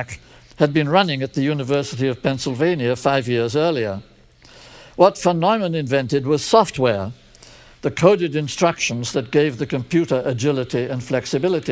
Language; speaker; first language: English; native; English